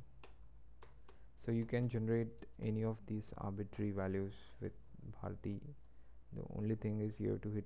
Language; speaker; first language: English; non-native, local second language; Marathi